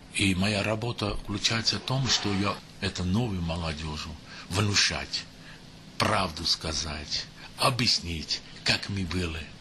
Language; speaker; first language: Russian; non-native, local second language; Armenian